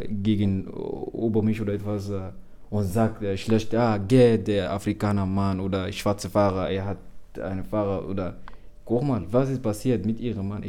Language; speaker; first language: German; non-native, learner; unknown